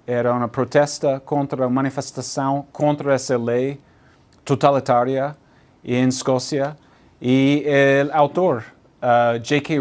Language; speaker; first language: Portuguese; non-native, learner; English